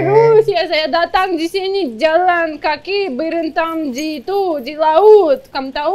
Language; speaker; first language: Indonesian; non-native, learner; Russian